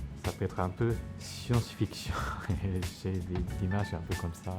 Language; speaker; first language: French; non-native, fluent; Japanese